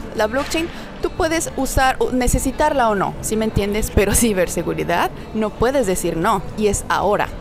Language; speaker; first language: Spanish; native; Spanish